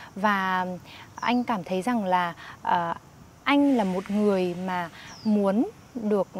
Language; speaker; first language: Vietnamese; native; Vietnamese